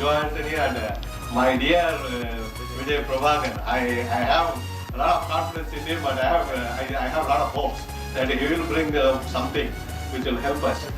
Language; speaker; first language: English; non-native, local second language; Tamil